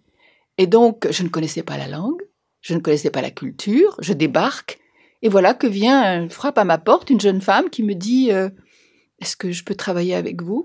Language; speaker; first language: French; native; French